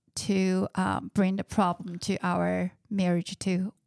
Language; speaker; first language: English; non-native, fluent; Chinese